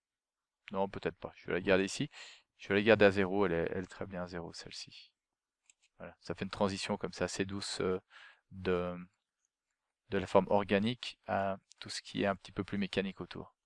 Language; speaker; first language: French; native; French